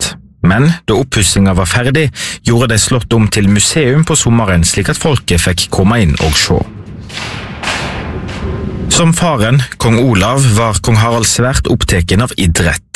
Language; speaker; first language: Norwegian; native; Norwegian